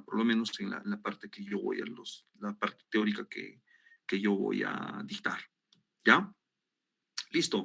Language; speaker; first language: Spanish; native; Spanish